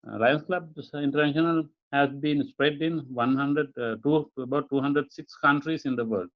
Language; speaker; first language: English; non-native, local second language; Sinhala